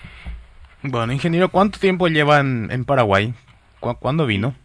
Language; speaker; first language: Spanish; native; Spanish